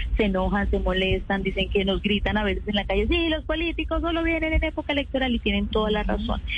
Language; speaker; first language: Spanish; native; Spanish